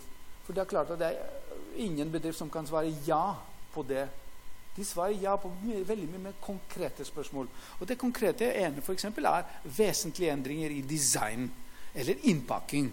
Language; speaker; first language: Norwegian; non-native, fluent; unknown